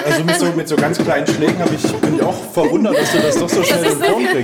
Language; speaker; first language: German; native; German